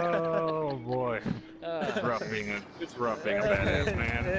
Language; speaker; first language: English; native; English